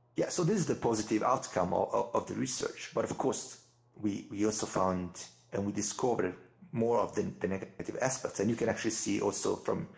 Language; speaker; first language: English; non-native, fluent; Italian